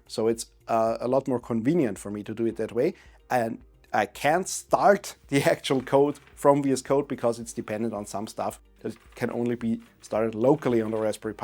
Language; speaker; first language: English; non-native, fluent; German